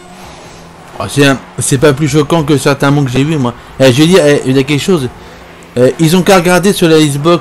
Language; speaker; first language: French; native; French